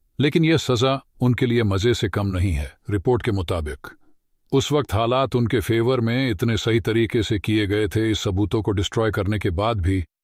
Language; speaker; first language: Hindi; native; Hindi